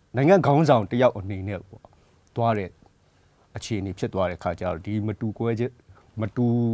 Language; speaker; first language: Burmese; native; Burmese